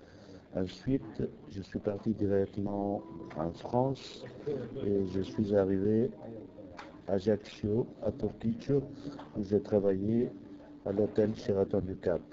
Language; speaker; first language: French; non-native, fluent; Italian